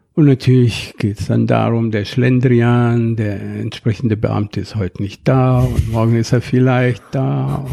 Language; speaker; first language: German; non-native, fluent; Arabic